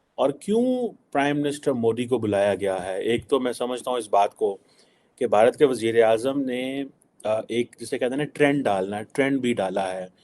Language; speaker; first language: Urdu; native; Urdu